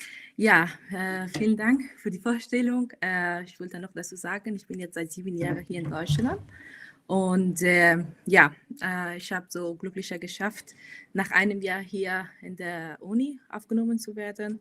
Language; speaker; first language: German; non-native, fluent; Persian